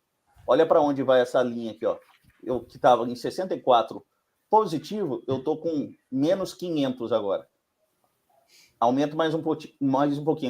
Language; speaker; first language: Portuguese; native; Portuguese